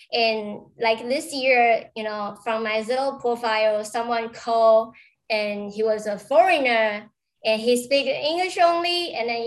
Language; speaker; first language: English; non-native, fluent; Chinese